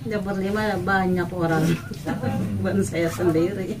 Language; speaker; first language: Indonesian; non-native, local second language; Sundanese